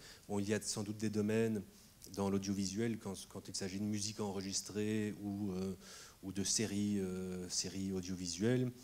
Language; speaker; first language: French; native; French